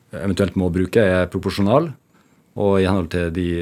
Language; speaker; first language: Norwegian; native; Norwegian